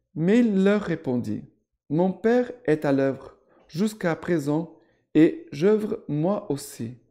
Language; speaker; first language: French; non-native, fluent; Portuguese